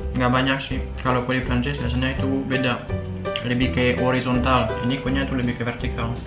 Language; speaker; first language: Indonesian; non-native, fluent; French